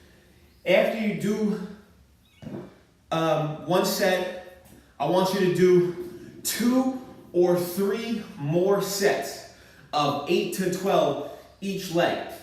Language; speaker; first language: English; native; English